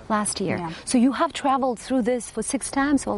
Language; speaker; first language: English; non-native, fluent; Uzbek